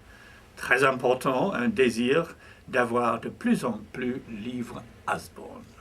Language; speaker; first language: French; non-native, fluent; English